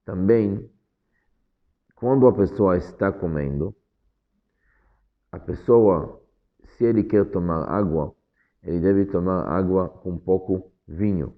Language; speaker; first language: Portuguese; non-native, fluent; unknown